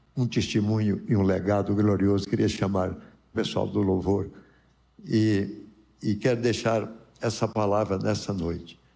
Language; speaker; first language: Portuguese; native; Portuguese